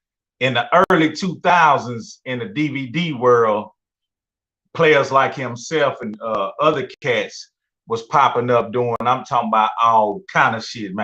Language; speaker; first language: English; native; English